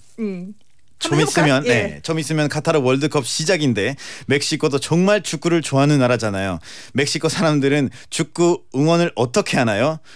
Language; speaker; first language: Korean; non-native, fluent; Spanish